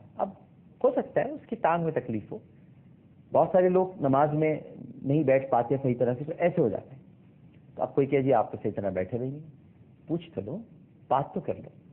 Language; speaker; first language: Urdu; native; Urdu